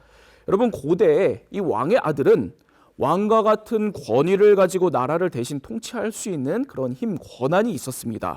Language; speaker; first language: Korean; native; Korean